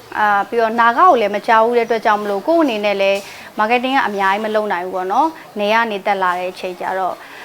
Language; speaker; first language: Burmese; non-native, local second language; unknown